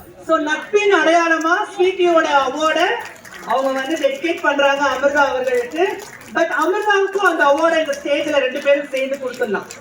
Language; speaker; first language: Tamil; native; Tamil